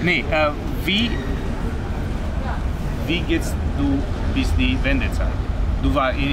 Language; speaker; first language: German; non-native, learner; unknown